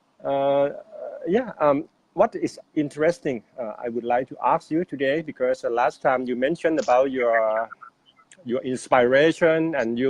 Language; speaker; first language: English; non-native, fluent; Thai